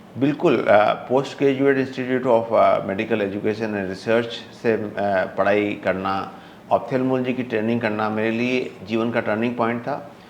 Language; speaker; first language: Hindi; native; Hindi